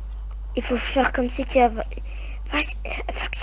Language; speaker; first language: French; native; French